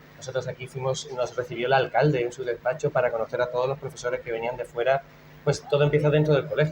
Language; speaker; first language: Spanish; native; Spanish